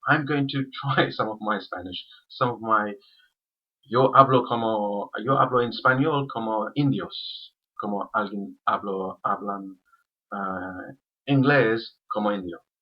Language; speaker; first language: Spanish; non-native, learner; English